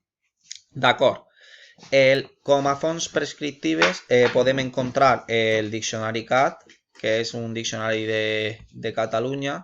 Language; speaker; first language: Catalan; non-native, local second language; Spanish